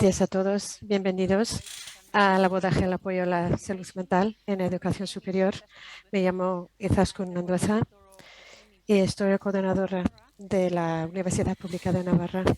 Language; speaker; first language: Spanish; non-native, fluent; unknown